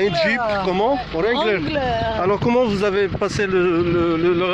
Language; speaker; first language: French; non-native, local second language; Arabic